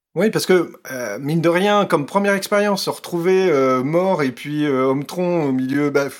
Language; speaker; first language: French; native; French